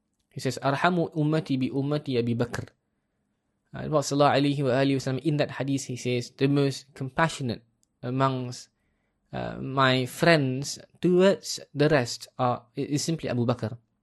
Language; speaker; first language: English; non-native, local second language; Malay